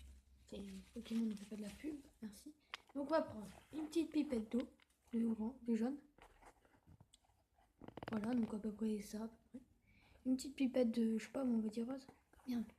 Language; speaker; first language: French; native; French